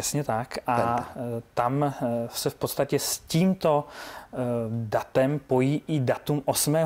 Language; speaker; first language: Czech; native; Czech